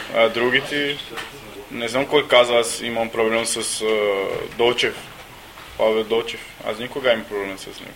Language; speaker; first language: Bulgarian; non-native, learner; Portuguese